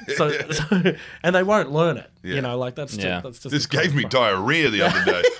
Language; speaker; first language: English; native; English